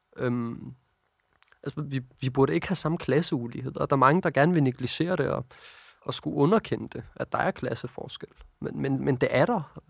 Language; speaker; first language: Danish; early bilingual, other home language; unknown